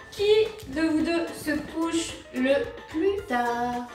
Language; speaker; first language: French; native; French